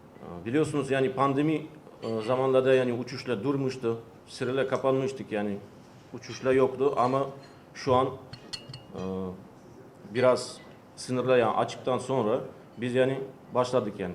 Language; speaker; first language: Turkish; non-native, learner; Uzbek